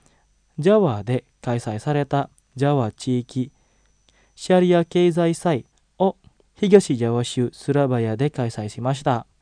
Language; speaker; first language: Japanese; non-native, fluent; Indonesian